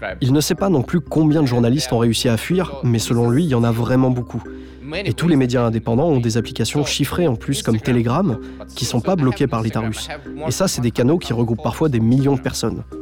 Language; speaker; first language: French; native; French